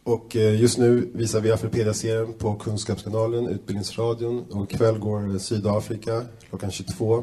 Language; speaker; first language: Swedish; native; Swedish